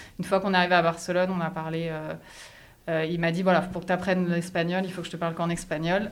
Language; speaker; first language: French; native; French